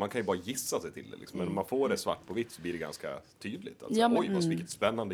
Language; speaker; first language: Swedish; native; Swedish